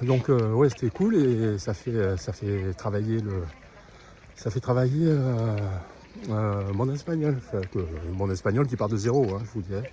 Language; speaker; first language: French; native; French